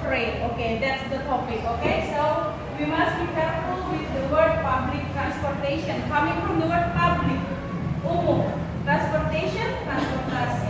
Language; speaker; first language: English; non-native, fluent; Indonesian